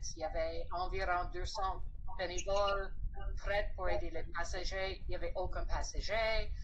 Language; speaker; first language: French; non-native, fluent; English